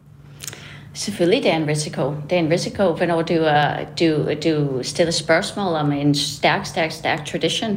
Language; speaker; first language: Danish; non-native, fluent; English